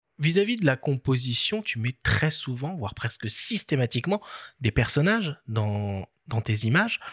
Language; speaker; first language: French; native; French